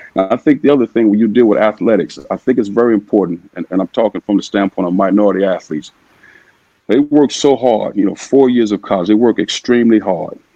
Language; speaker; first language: English; native; English